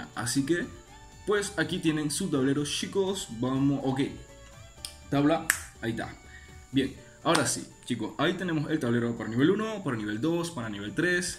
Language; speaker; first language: Spanish; native; Spanish